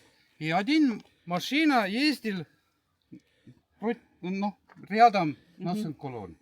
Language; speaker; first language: Russian; non-native, learner; Estonian